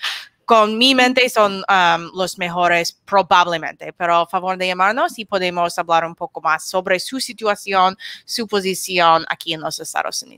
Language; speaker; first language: Spanish; non-native, learner; English